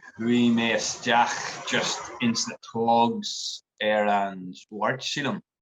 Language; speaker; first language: Irish; native; Irish